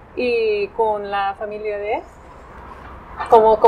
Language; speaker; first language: Spanish; non-native, fluent; English